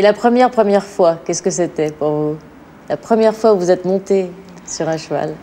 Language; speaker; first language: French; native; French